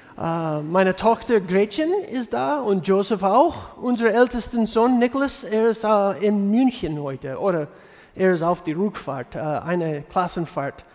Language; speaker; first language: German; non-native, fluent; English